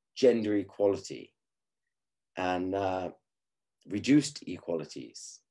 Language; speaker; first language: English; native; English